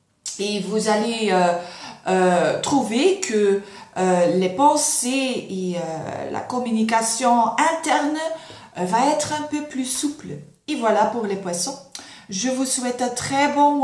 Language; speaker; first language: French; non-native, fluent; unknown